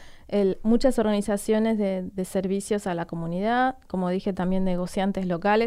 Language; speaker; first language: Spanish; native; Spanish